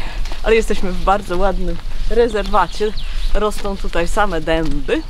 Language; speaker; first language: Polish; native; Polish